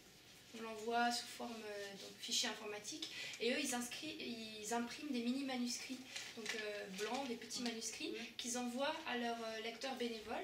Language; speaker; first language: French; native; French